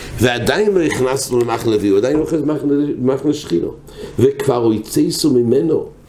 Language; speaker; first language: Hebrew; non-native, fluent; English